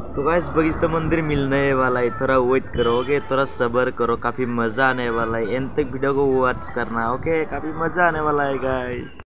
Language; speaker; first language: Hindi; non-native, local second language; Assamese